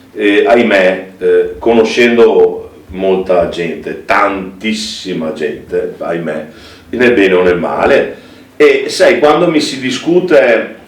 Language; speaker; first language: Italian; native; Italian